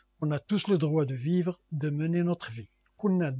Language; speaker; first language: French; non-native, local second language; Arabic